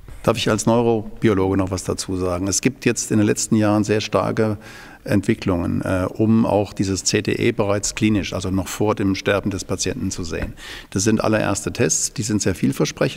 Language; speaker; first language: German; native; German